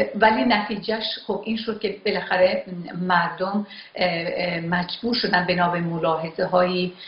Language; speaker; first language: Persian; non-native, local second language; Azerbaijani